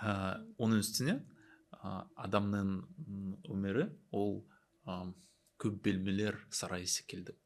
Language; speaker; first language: Kazakh; non-native, learner; Russian